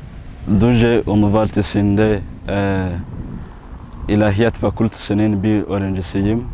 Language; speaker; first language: Turkish; non-native, learner; Kinyarwanda